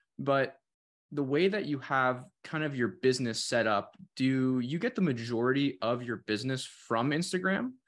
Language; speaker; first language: English; native; English